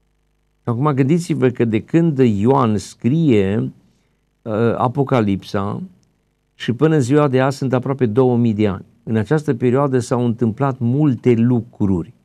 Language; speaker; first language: Romanian; native; Romanian